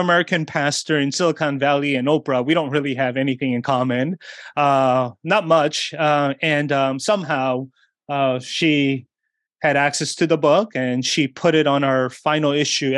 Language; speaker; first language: English; early bilingual, other home language; Korean